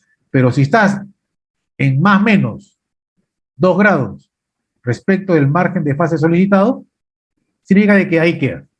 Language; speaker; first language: Spanish; native; Spanish